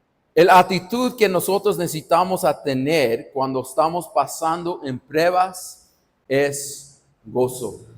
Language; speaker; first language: Spanish; non-native, fluent; English